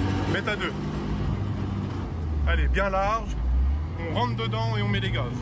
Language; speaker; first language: French; native; French